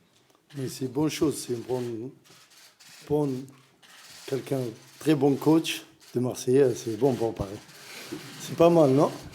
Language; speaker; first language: French; non-native, learner; Arabic